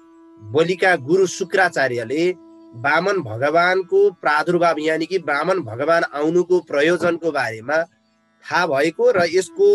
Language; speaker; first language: Nepali; native; Nepali